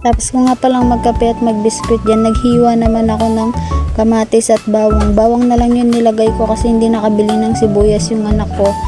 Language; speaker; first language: Filipino; non-native, local second language; Pampanga